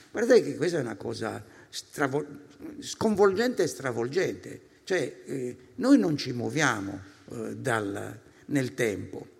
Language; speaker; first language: Italian; native; Italian